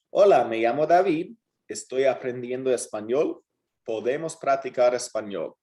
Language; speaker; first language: Spanish; non-native, fluent; English